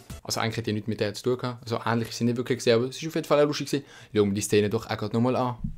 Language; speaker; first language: German; native; German